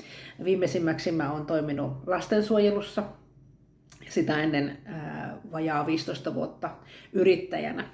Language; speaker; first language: Finnish; native; Finnish